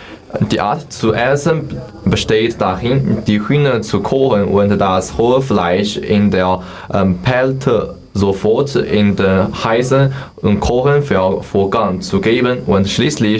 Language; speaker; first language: German; non-native, learner; Chinese